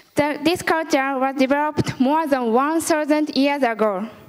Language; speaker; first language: English; early bilingual, other home language; Japanese